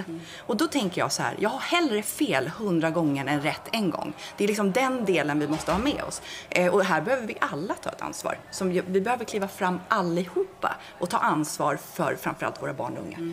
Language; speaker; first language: Swedish; native; Swedish